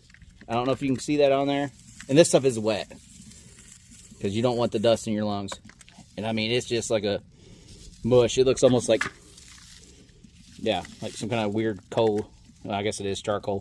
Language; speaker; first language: English; native; English